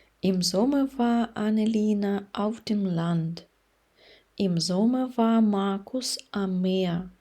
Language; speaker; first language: German; non-native, fluent; Ukrainian